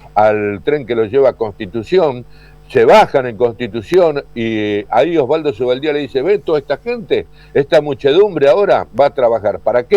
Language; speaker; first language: Spanish; native; Spanish